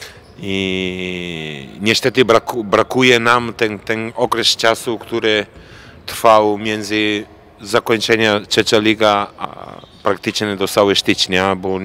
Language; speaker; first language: Polish; non-native, fluent; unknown